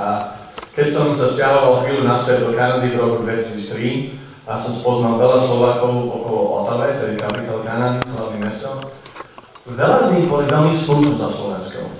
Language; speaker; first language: Slovak; non-native, fluent; English